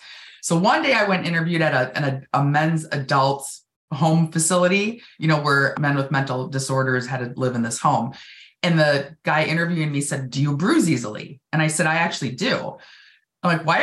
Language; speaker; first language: English; native; English